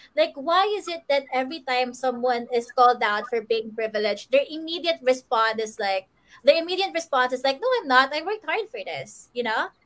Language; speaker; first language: English; non-native, local second language; Filipino